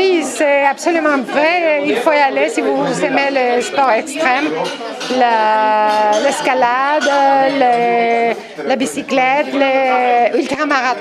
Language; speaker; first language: French; non-native, fluent; Spanish